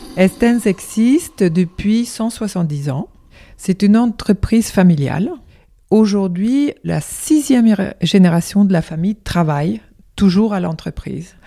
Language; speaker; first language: French; non-native, fluent; Swedish